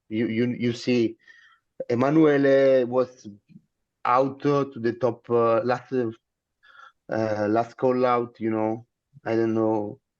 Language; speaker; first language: English; non-native, learner; Italian